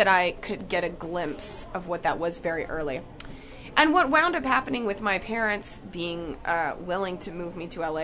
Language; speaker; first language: English; native; English